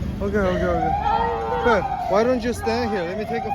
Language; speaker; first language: English; non-native, fluent; Chinese